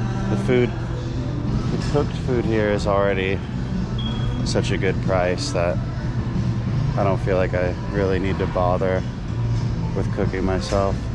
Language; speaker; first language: English; native; English